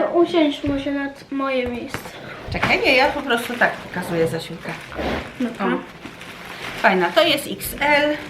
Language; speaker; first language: Polish; native; Polish